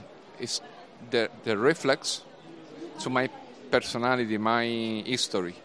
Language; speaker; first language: English; non-native, learner; Italian